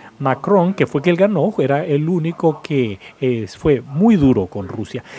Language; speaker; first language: Spanish; non-native, fluent; English